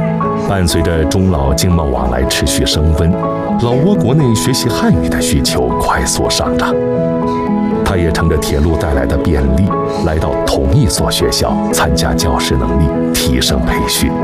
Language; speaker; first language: Chinese; native; Chinese